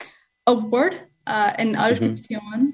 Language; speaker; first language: Spanish; non-native, learner; English